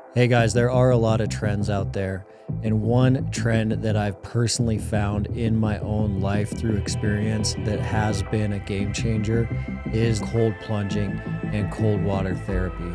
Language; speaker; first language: English; native; English